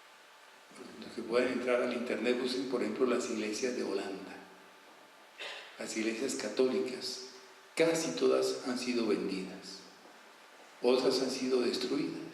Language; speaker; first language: Spanish; native; Spanish